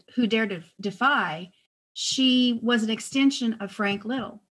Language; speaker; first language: English; native; English